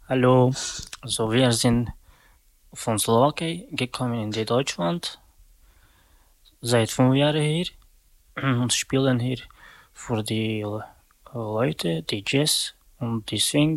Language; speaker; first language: German; non-native, learner; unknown